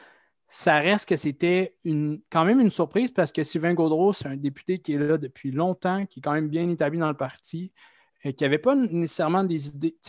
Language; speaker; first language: French; native; French